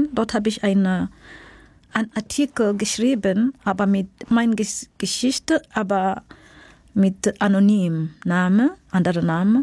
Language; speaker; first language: German; non-native, learner; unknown